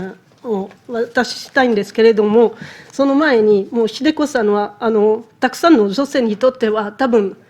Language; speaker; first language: Japanese; non-native, fluent; French